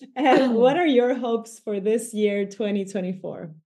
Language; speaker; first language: English; non-native, fluent; Spanish